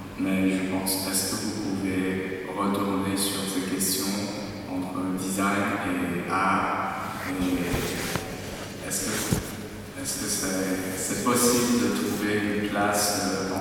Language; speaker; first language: French; non-native, learner; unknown